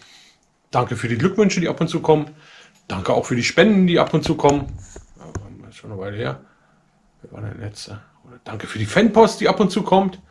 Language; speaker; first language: German; native; German